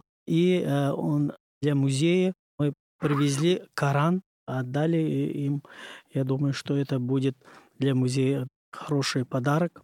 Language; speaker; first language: Russian; non-native, learner; Uzbek